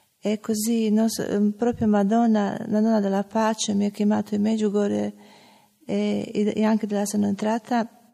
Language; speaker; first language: Italian; non-native, learner; Croatian